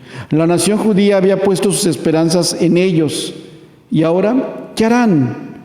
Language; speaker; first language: Spanish; native; Spanish